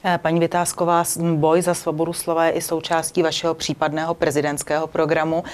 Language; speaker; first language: Czech; native; Czech